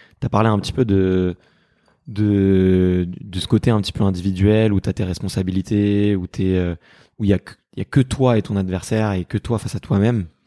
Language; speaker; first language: French; native; French